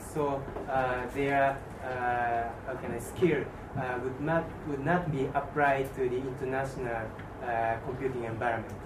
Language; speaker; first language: English; non-native, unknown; Japanese